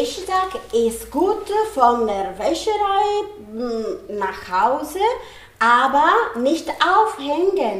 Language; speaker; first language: German; non-native, learner; Italian